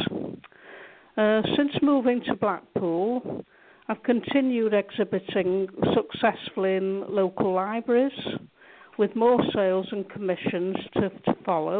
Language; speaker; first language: English; native; English